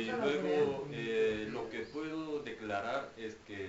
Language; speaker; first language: Spanish; non-native, fluent; Korean